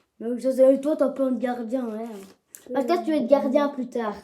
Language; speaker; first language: French; native; French